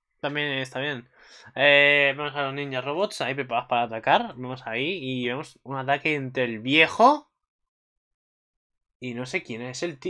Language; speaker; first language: Spanish; native; Spanish